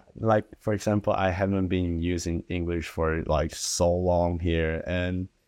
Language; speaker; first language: English; early bilingual, other home language; Chinese